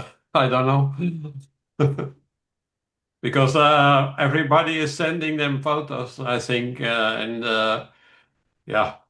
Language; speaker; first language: English; non-native, fluent; Dutch